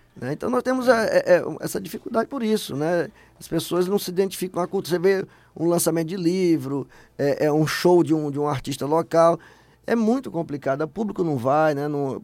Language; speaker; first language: Portuguese; native; Portuguese